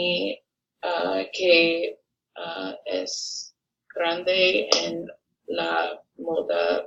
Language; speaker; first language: Spanish; non-native, learner; English